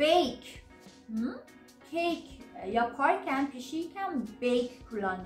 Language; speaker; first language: Turkish; non-native, fluent; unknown